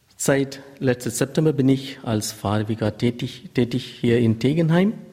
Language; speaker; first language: German; non-native, learner; Tamil